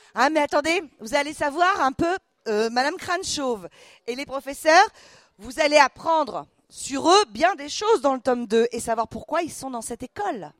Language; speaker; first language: French; native; French